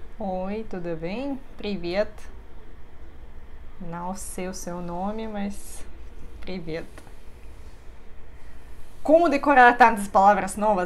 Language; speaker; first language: Portuguese; non-native, fluent; Russian